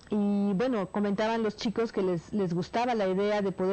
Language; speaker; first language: Spanish; native; Spanish